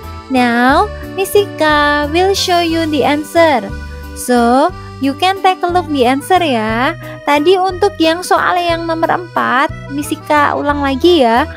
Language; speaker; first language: English; non-native, fluent; Indonesian